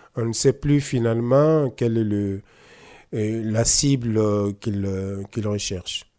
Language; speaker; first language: French; non-native, local second language; Mossi